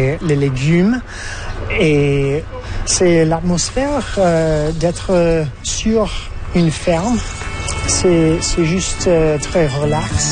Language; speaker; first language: French; non-native, fluent; English